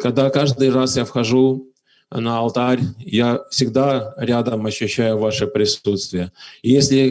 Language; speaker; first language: Russian; native; Russian